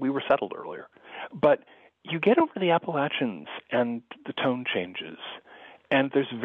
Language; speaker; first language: English; native; English